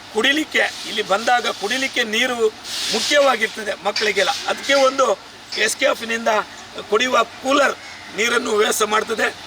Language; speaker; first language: Kannada; native; Kannada